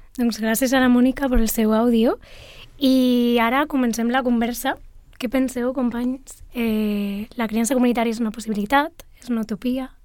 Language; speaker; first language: Catalan; non-native, local second language; Spanish